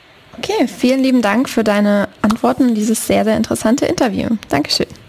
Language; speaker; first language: German; native; German